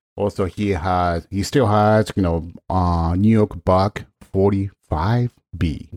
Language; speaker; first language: English; non-native, fluent; Japanese